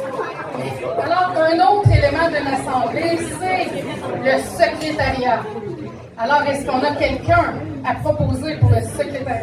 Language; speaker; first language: French; native; French